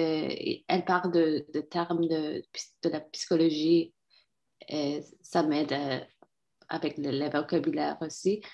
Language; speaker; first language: French; non-native, fluent; Turkish